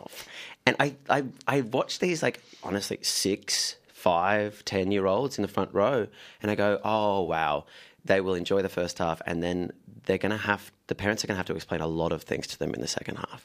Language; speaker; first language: English; native; English